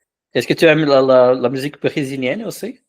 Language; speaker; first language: French; non-native, fluent; Portuguese